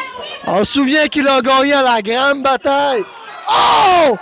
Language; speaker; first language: French; native; French